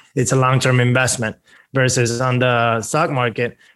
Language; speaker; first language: English; non-native, fluent; Spanish